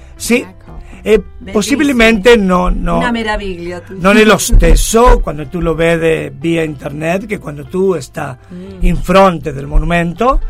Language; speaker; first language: Italian; non-native, fluent; Spanish